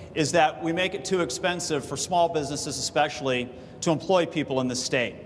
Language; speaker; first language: English; native; English